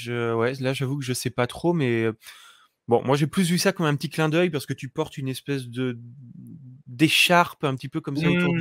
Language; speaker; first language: French; native; French